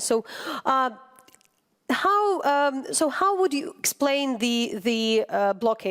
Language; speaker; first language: English; non-native, fluent; Ukrainian